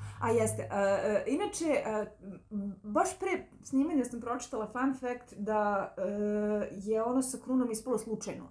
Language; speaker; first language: Serbian; native; Serbian